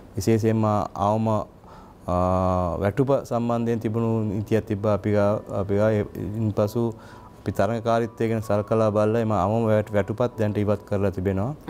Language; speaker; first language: Sinhala; non-native, local second language; Tamil